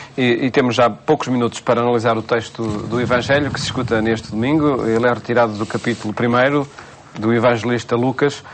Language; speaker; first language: Portuguese; native; Portuguese